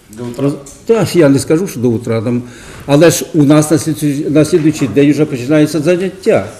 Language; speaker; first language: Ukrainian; native; Ukrainian